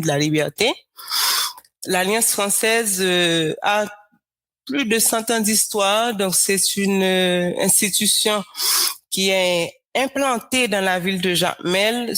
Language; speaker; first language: French; non-native, local second language; Haitian Creole